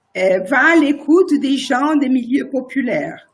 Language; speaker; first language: French; non-native, fluent; Portuguese